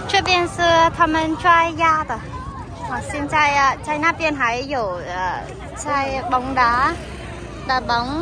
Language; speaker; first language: Chinese; non-native, fluent; Vietnamese